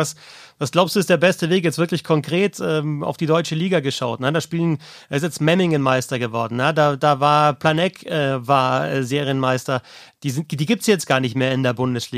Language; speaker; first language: German; native; German